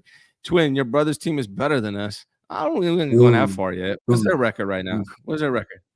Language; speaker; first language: English; native; English